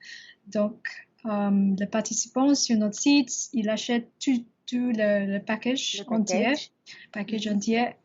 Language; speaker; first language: French; non-native, learner; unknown